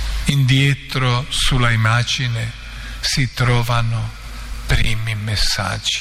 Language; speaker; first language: Italian; non-native, fluent; Croatian